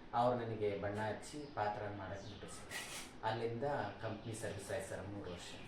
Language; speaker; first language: Kannada; native; Kannada